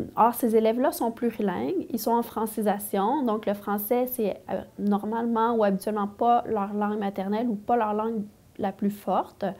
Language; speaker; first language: French; native; French